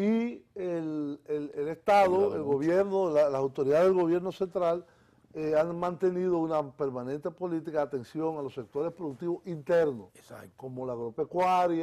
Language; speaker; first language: Spanish; native; Spanish